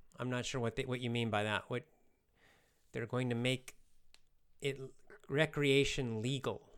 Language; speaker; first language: English; native; English